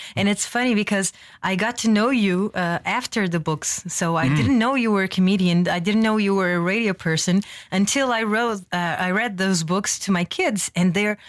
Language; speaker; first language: English; non-native, fluent; Portuguese